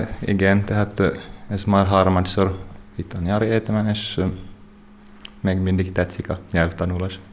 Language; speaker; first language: Hungarian; non-native, fluent; Finnish